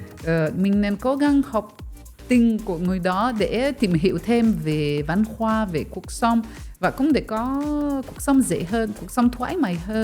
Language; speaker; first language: Vietnamese; non-native, fluent; French